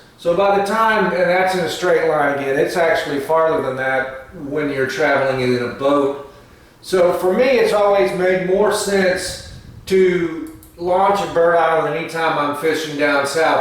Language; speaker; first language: English; native; English